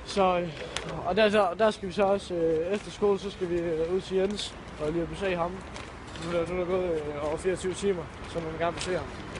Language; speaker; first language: Danish; native; Danish